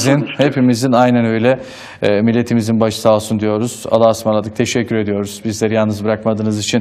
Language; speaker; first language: Turkish; native; Turkish